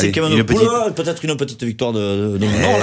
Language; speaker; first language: French; native; French